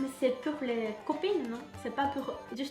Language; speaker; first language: French; non-native, fluent; Japanese